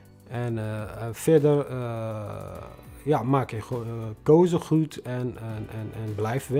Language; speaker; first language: Dutch; non-native, fluent; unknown